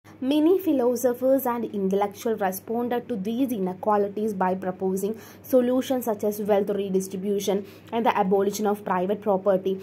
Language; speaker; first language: English; non-native, local second language; Malayalam